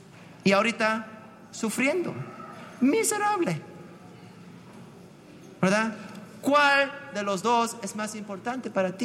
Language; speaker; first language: Spanish; non-native, fluent; English